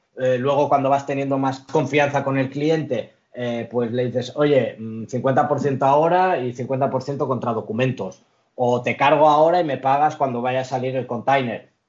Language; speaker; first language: Spanish; early bilingual, other home language; Arabic